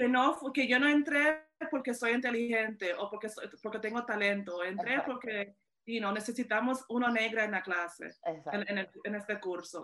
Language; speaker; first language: Spanish; early bilingual, heritage; Spanish